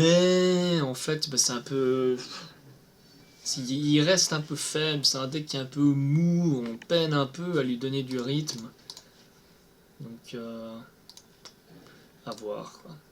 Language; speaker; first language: French; native; French